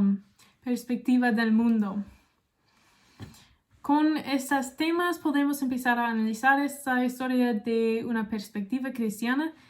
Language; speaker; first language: Spanish; non-native, learner; English